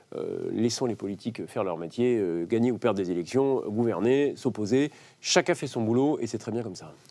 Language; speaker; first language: French; native; French